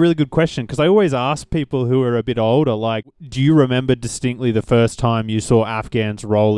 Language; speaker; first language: English; native; English